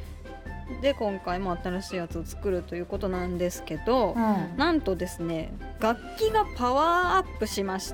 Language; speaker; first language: Japanese; native; Japanese